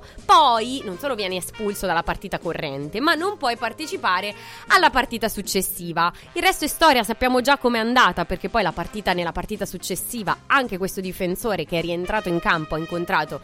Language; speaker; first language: Italian; native; Italian